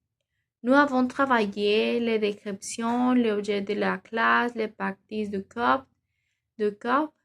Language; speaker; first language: French; non-native, learner; Spanish